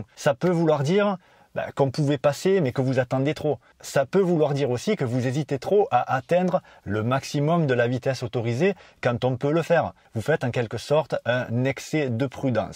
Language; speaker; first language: French; native; French